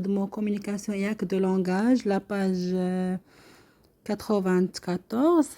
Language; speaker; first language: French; non-native, local second language; Arabic